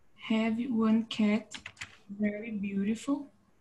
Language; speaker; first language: English; non-native, learner; Portuguese